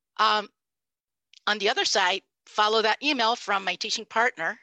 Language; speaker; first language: English; non-native, fluent; Spanish